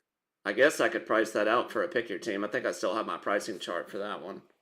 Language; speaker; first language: English; native; English